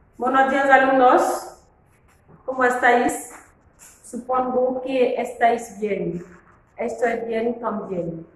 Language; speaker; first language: Spanish; non-native, fluent; French